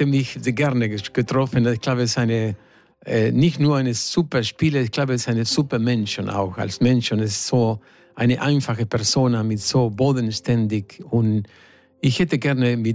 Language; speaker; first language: German; non-native, fluent; Spanish